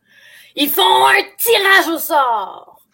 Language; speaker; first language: French; native; French